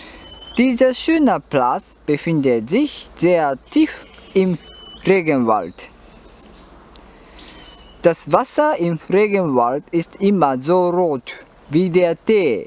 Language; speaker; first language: German; non-native, learner; Japanese